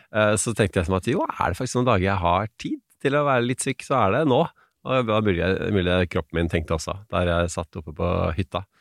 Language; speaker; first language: Norwegian; native; Norwegian